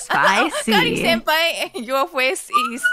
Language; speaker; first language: English; non-native, learner; Japanese